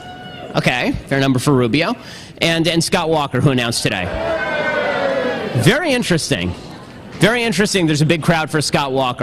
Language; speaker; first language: English; native; English